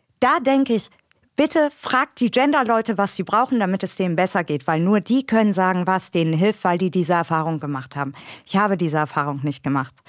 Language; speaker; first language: German; native; German